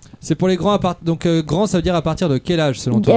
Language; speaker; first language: French; native; French